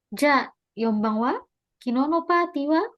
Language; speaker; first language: Japanese; non-native, fluent; Indonesian